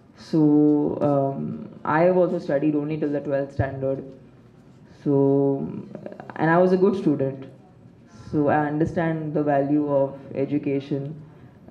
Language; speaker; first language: Tamil; non-native, fluent; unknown